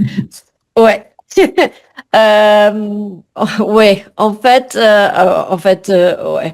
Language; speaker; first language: French; non-native, fluent; English